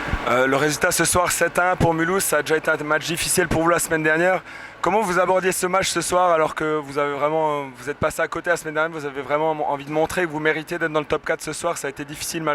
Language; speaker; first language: French; native; French